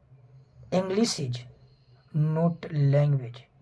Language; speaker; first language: English; non-native, fluent; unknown